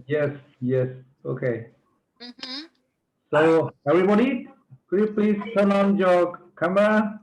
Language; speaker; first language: English; non-native, fluent; Vietnamese